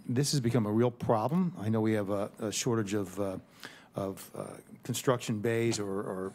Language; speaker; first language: English; native; English